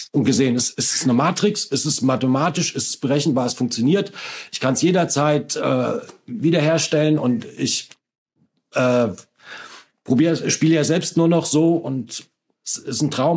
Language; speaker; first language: German; native; German